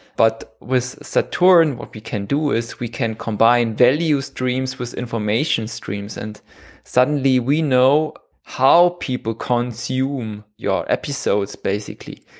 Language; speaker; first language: English; non-native, fluent; German